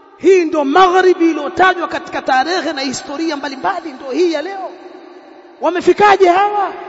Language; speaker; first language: Swahili; native; Swahili